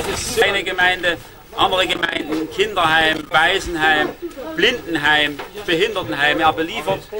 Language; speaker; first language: German; native; German